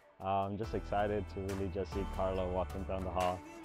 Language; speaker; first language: English; early bilingual, other home language; Spanish